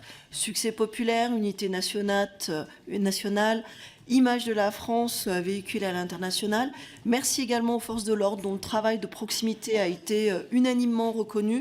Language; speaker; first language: French; native; French